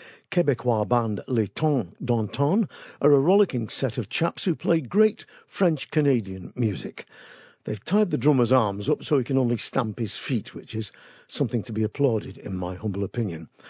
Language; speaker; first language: English; native; English